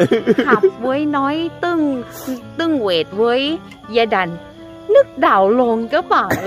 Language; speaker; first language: Vietnamese; non-native, learner; Thai